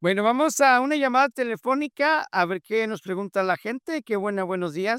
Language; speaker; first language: Spanish; native; Spanish